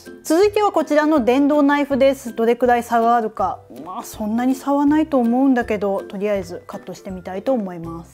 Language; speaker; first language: Japanese; native; Japanese